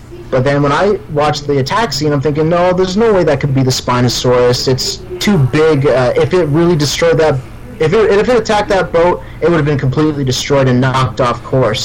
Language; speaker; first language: English; native; English